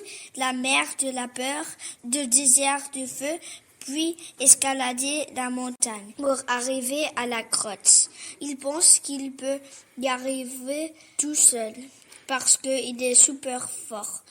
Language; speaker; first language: French; early bilingual, heritage; French